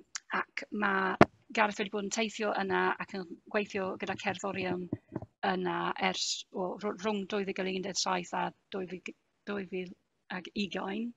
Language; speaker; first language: Welsh; non-native, fluent; English